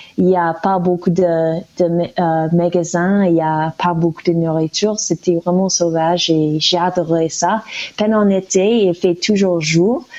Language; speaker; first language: French; non-native, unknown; English